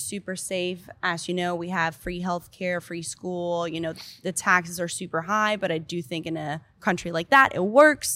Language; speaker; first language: English; non-native, fluent; Danish